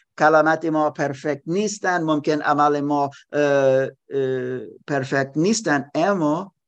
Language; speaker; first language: Persian; non-native, learner; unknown